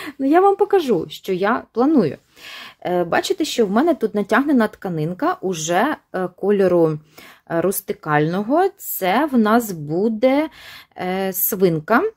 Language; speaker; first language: Ukrainian; non-native, local second language; Russian